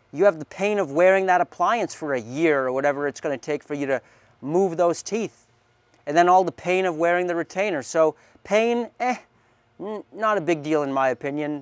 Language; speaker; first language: English; native; English